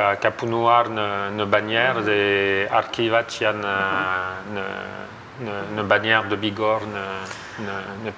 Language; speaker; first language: Albanian; non-native, learner; French